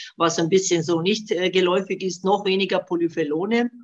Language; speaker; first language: German; non-native, fluent; Bosnian